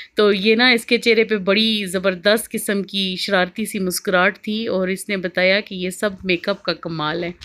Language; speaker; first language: Hindi; native; Hindi